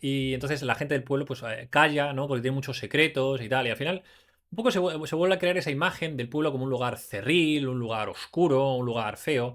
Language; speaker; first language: Spanish; native; Spanish